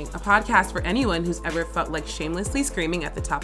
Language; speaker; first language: English; native; English